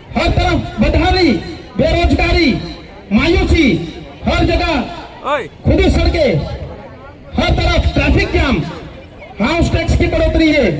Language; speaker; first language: Hindi; non-native, local second language; Gujarati